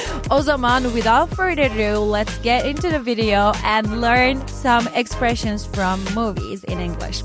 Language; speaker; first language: English; non-native, fluent; Turkish